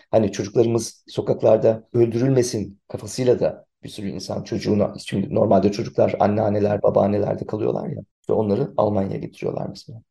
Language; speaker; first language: Turkish; early bilingual, heritage; Turkish